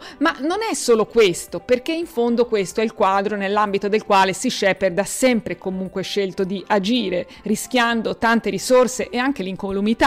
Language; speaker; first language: Italian; native; Italian